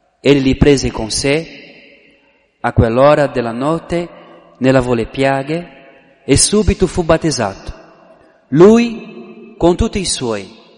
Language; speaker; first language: Italian; non-native, fluent; Portuguese